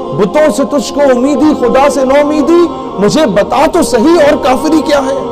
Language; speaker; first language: Urdu; non-native, local second language; Punjabi